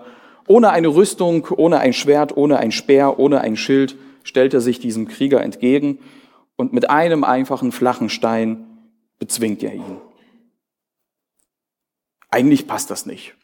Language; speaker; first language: German; native; German